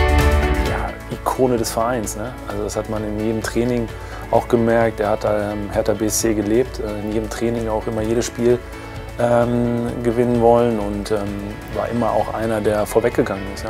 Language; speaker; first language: German; native; German